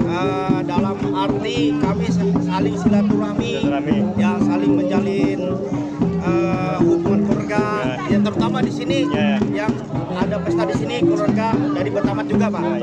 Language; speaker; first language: Indonesian; non-native, local second language; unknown